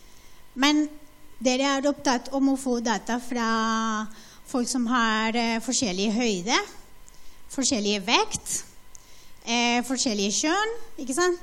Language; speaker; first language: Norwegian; non-native, fluent; Spanish